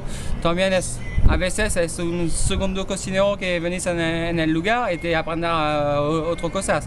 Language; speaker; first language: Spanish; non-native, learner; French